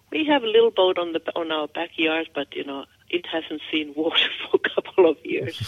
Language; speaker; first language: English; non-native, fluent; Finnish